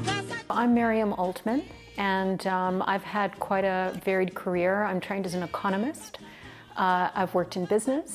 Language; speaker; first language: English; native; English